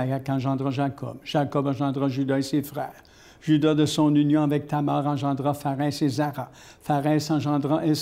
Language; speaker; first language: French; native; French